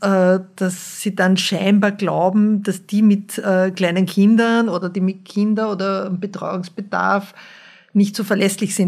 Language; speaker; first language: German; native; German